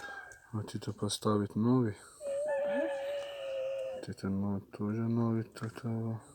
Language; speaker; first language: Russian; non-native, learner; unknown